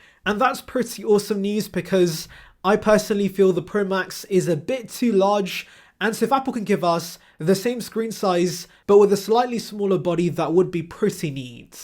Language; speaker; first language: English; native; English